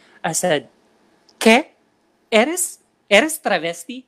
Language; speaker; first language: Spanish; non-native, fluent; Filipino